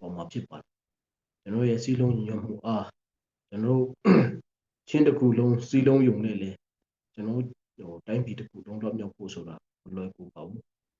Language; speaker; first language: Burmese; non-native, local second language; Hakha Chin